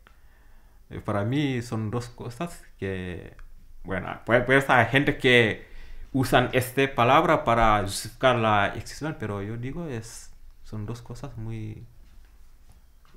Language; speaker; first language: Spanish; non-native, fluent; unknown